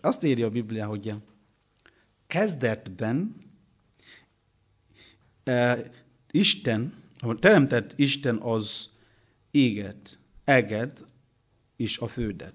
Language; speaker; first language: Hungarian; non-native, learner; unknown